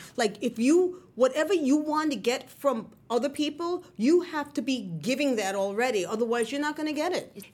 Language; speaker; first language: English; native; English